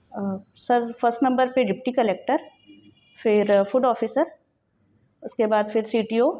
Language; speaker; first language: Hindi; native; Hindi